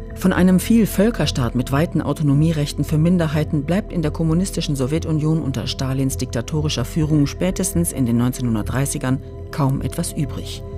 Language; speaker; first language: German; native; German